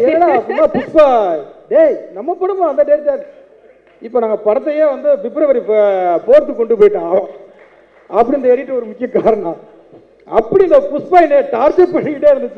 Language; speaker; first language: Tamil; non-native, local second language; Telugu